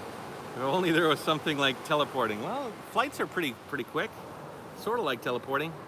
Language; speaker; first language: English; native; English